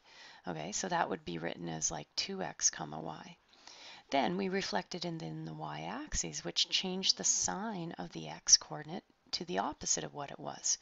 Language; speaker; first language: English; native; English